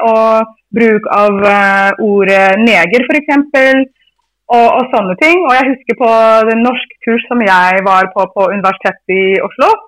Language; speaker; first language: Norwegian; non-native, fluent; English